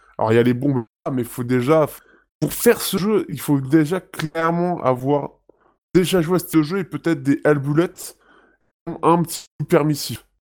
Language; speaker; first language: French; native; French